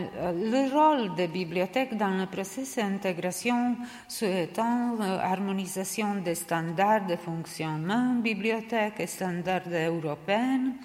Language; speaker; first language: French; non-native, learner; Serbian